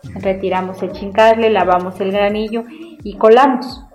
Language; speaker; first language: Spanish; native; Spanish